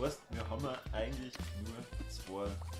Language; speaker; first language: German; native; German